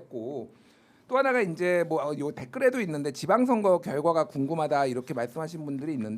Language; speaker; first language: Korean; native; Korean